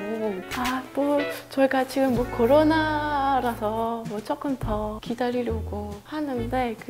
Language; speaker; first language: Korean; non-native, fluent; French